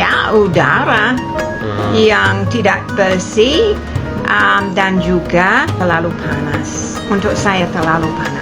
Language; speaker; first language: Indonesian; non-native, fluent; English